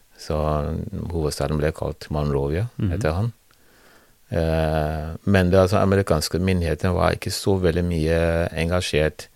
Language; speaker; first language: Norwegian; non-native, fluent; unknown